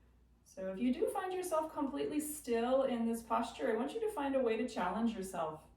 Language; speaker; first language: English; native; English